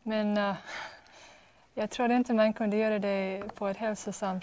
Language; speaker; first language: Swedish; non-native, fluent; English